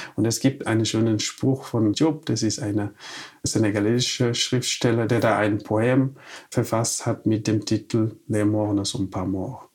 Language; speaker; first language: German; non-native, fluent; Wolof